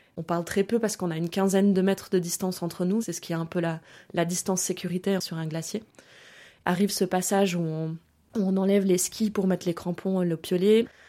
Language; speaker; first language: French; early bilingual, other home language; German